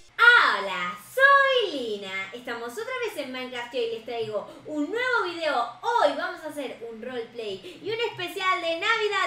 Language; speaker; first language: Spanish; native; Spanish